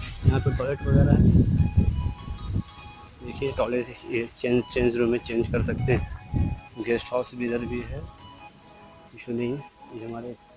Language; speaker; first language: Hindi; native; Hindi